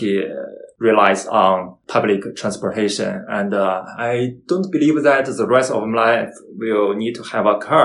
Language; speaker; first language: English; non-native, learner; Chinese